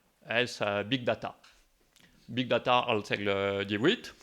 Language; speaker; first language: Catalan; non-native, local second language; French